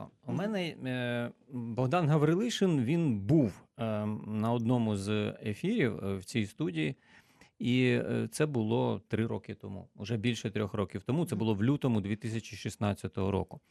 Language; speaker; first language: Ukrainian; native; Ukrainian